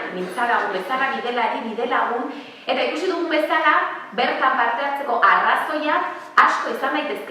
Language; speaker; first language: Basque; native; Basque